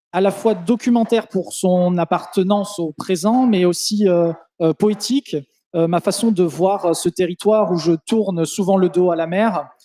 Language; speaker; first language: French; native; French